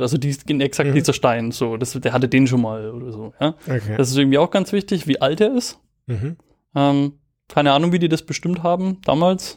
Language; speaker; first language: German; native; German